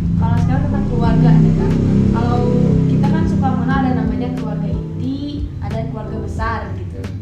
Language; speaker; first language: Indonesian; native; Indonesian